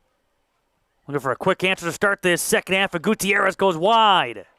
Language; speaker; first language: English; native; English